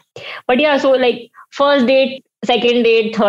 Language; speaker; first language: English; non-native, local second language; Hindi